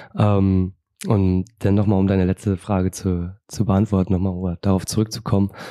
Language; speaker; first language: German; native; German